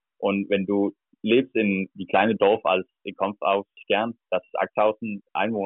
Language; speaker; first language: German; non-native, learner; Danish